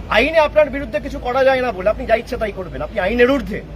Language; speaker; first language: Bangla; native; Bangla